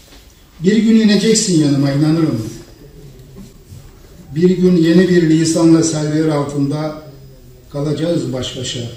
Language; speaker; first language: Turkish; native; Turkish